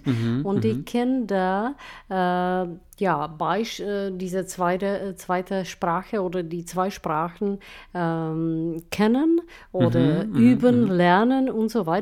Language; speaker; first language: German; non-native, fluent; Czech